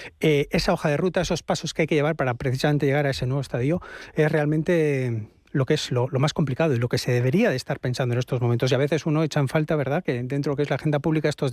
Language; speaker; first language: Spanish; native; Spanish